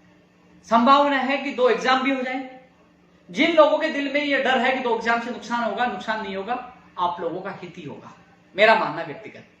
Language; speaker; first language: Hindi; native; Hindi